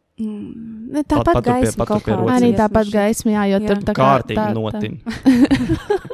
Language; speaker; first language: Latvian; native; Latvian